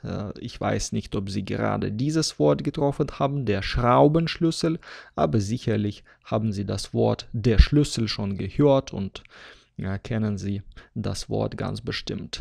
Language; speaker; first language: German; non-native, fluent; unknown